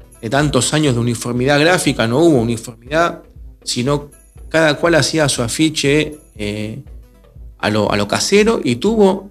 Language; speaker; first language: Spanish; native; Spanish